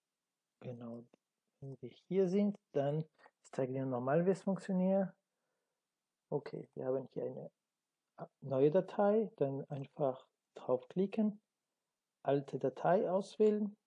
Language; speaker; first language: German; non-native, learner; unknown